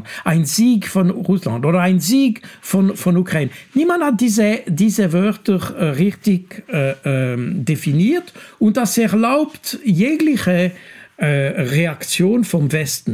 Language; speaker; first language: German; non-native, local second language; French